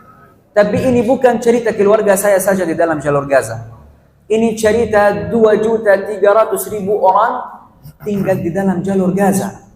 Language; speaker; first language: Indonesian; non-native, fluent; Arabic